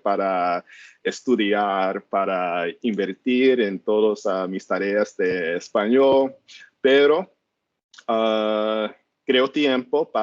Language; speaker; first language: Spanish; non-native, learner; English